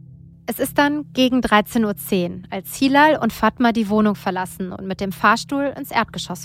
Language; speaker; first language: German; native; German